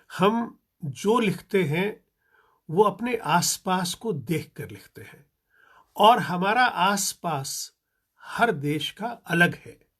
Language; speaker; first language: Hindi; non-native, local second language; Punjabi